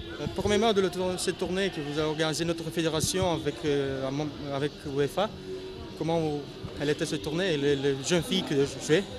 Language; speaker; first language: French; non-native, learner; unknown